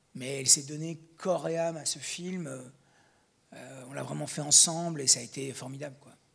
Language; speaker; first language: French; native; French